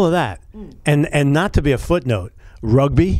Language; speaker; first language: English; native; English